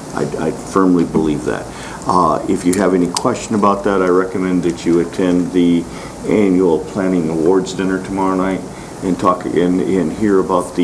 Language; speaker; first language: English; native; English